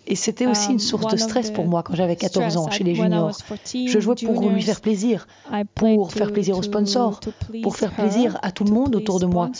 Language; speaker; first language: French; non-native, fluent; Ukrainian